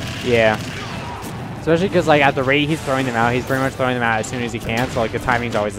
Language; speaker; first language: English; native; English